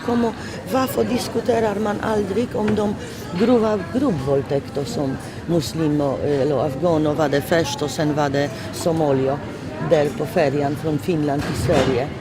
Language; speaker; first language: Swedish; non-native, fluent; Polish